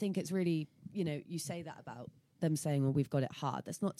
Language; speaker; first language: English; native; English